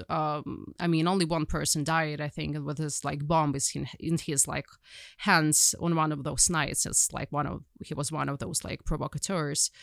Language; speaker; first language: English; non-native, fluent; Ukrainian